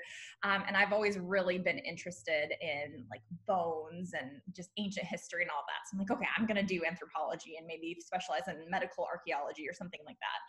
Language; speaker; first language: English; native; English